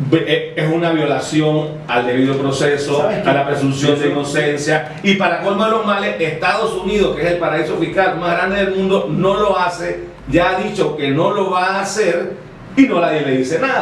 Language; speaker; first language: Spanish; native; Spanish